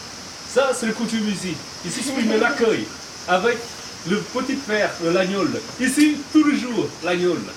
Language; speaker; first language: French; non-native, fluent; Vietnamese